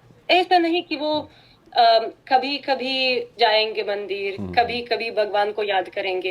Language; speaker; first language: Hindi; non-native, fluent; Russian